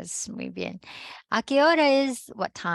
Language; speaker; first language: Spanish; non-native, fluent; Filipino